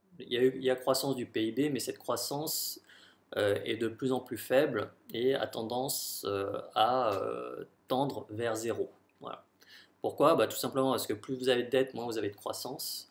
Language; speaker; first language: French; native; French